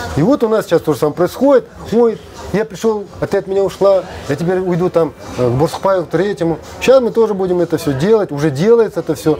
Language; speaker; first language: Russian; non-native, local second language; Kazakh